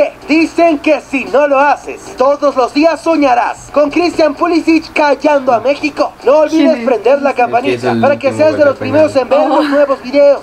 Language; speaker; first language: Spanish; native; Spanish